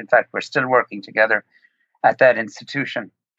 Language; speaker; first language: English; native; English